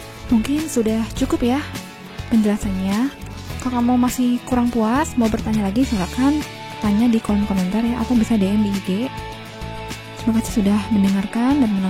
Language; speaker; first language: Indonesian; native; Indonesian